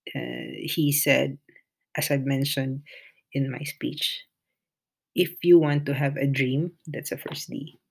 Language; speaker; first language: English; non-native, local second language; Filipino